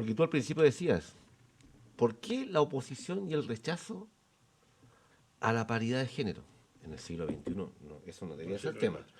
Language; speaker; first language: Spanish; native; Spanish